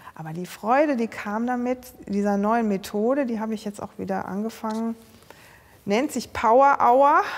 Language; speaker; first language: German; native; German